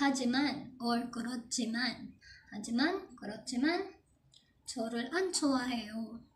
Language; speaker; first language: Korean; non-native, fluent; Filipino